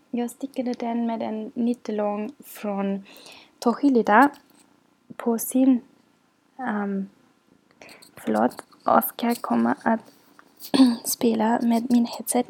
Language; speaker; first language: Swedish; non-native, fluent; German